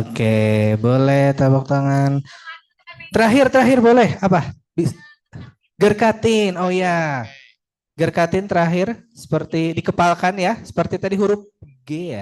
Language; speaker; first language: Indonesian; native; Indonesian